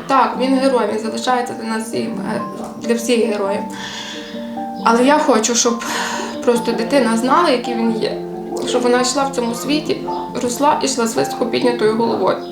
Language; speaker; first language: Ukrainian; native; Ukrainian